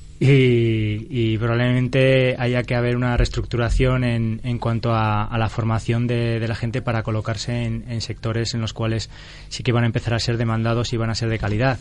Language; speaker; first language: Spanish; native; Spanish